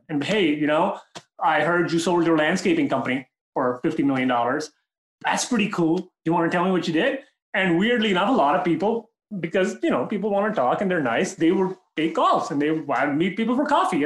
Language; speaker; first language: English; non-native, local second language; Urdu